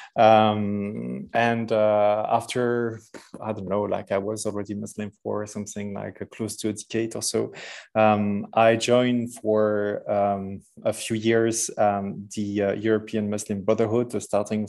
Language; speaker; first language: English; non-native, fluent; French